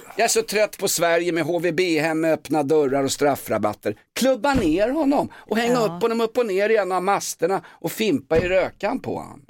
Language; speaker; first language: Swedish; native; Swedish